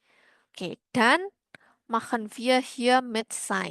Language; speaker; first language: German; non-native, learner; Indonesian